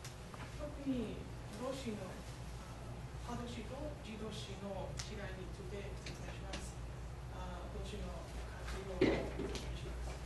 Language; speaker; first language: Japanese; non-native, learner; English